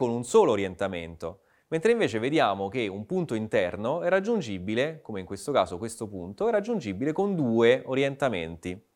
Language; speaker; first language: Italian; native; Italian